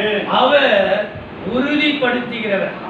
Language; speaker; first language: Tamil; native; Tamil